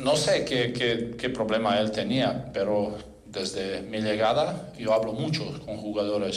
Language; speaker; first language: Spanish; non-native, fluent; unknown